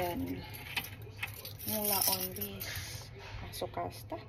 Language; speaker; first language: Finnish; non-native, learner; Filipino